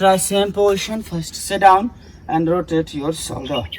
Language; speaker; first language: English; non-native, local second language; Hindi